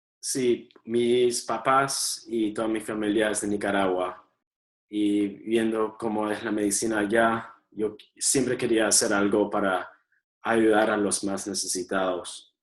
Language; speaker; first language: Spanish; early bilingual, heritage; Spanish